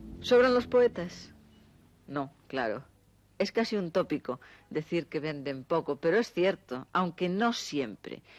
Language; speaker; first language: Spanish; native; Spanish